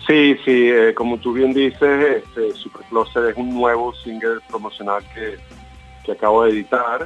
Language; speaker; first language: Spanish; native; Spanish